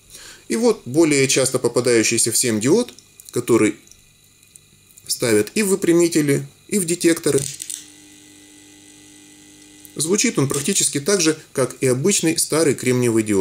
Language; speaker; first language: Russian; native; Russian